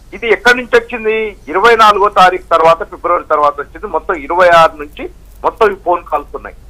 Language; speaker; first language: Telugu; native; Telugu